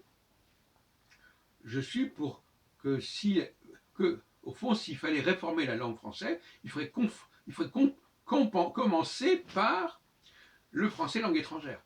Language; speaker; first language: French; native; French